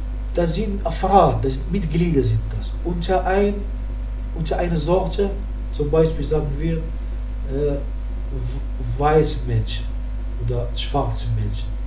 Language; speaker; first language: German; non-native, learner; Arabic